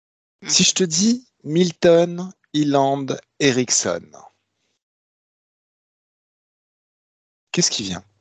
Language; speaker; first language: French; native; French